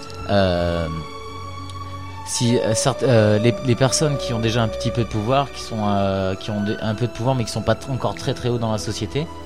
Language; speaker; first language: French; native; French